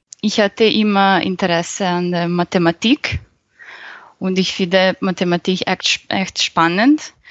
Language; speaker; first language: German; non-native, fluent; Serbian